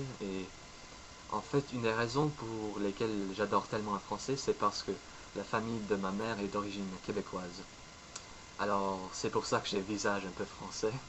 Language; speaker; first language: French; non-native, fluent; English